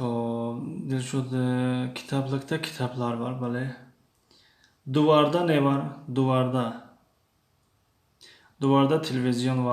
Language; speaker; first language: Turkish; non-native, fluent; Tajik